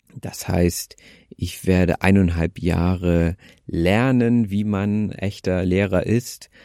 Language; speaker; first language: German; native; German